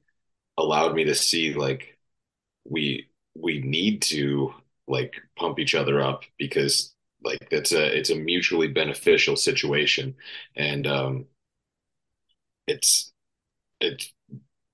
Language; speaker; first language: English; native; English